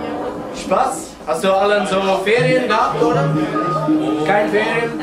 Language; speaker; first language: German; non-native, learner; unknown